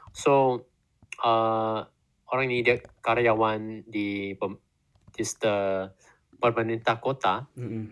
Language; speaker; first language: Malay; non-native, learner; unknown